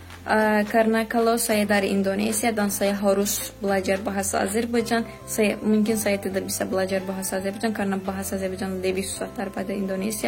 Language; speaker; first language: Indonesian; non-native, fluent; Azerbaijani